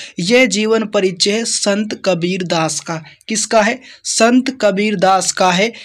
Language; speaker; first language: Hindi; native; Hindi